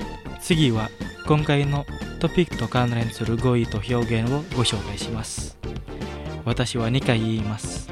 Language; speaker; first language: Japanese; non-native, fluent; Indonesian